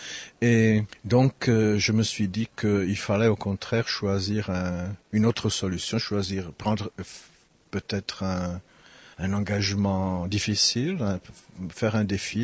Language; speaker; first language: French; non-native, fluent; Czech